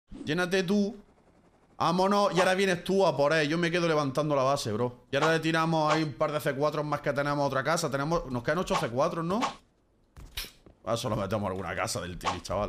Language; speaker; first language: Spanish; native; Spanish